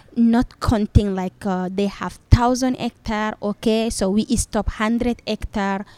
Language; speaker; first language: English; non-native, fluent; Fula